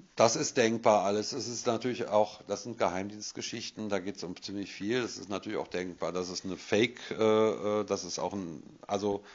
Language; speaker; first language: German; native; German